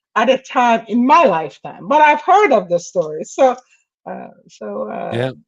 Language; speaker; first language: English; non-native, fluent; Persian